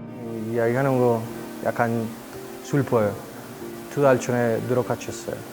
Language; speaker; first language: Korean; non-native, learner; Spanish